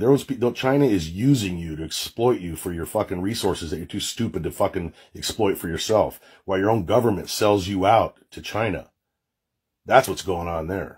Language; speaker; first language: English; native; English